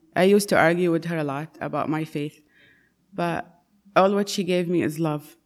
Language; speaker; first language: English; non-native, fluent; Arabic